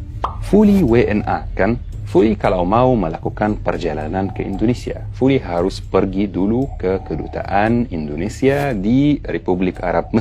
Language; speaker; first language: Indonesian; non-native, fluent; Arabic